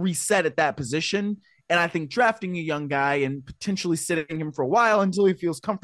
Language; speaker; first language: English; native; English